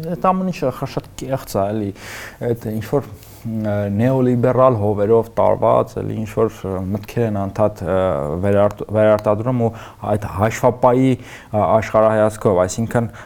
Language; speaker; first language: Armenian; native; Armenian